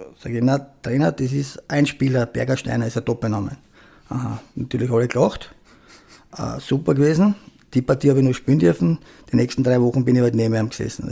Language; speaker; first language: German; early bilingual, other home language; Croatian